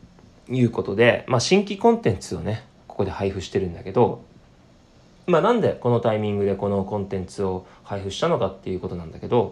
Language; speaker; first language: Japanese; native; Japanese